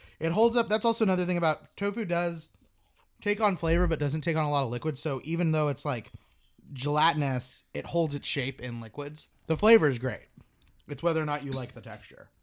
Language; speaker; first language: English; native; English